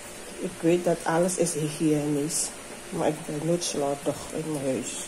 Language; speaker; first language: Dutch; non-native, local second language; Javanese